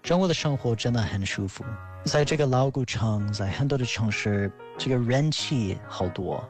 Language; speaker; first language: Chinese; non-native, fluent; English